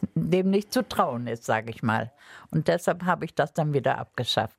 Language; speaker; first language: German; native; German